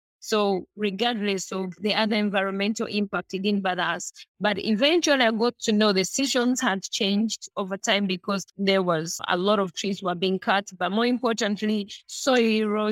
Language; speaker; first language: English; non-native, local second language; Ganda